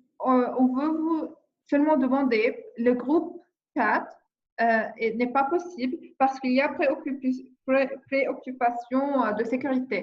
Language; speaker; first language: French; non-native, learner; English